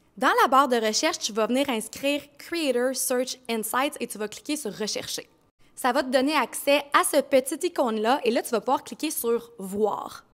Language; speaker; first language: French; native; French